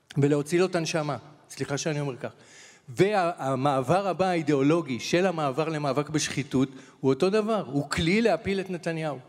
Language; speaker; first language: Hebrew; native; Hebrew